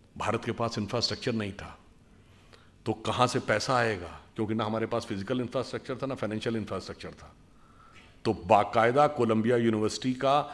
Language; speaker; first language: Hindi; native; Hindi